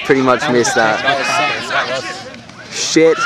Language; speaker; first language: English; native; English